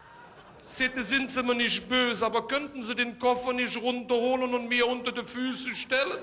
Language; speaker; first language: German; native; German